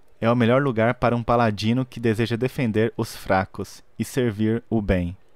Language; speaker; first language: Portuguese; native; Portuguese